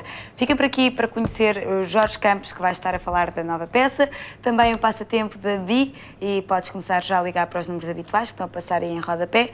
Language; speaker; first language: Portuguese; native; Portuguese